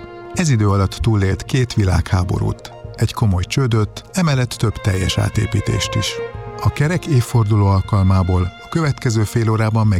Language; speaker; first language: Hungarian; native; Hungarian